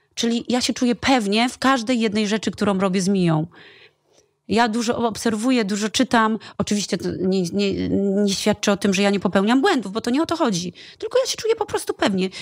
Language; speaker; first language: Polish; native; Polish